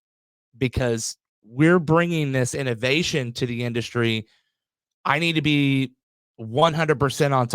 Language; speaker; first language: English; native; English